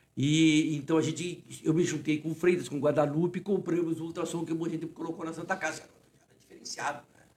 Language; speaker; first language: Portuguese; native; Portuguese